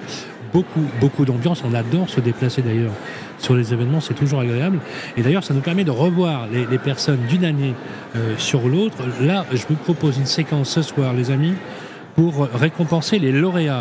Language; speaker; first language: French; native; French